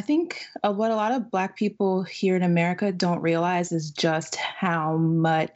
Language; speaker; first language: English; native; English